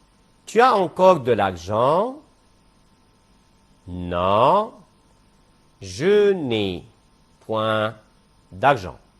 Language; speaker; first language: French; non-native, fluent; Arabic